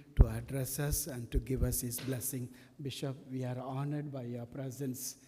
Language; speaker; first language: English; non-native, local second language; Tamil